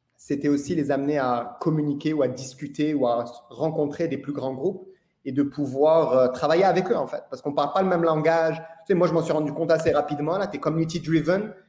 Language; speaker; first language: French; non-native, local second language; Arabic